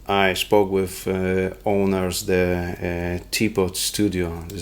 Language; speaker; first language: English; non-native, learner; Polish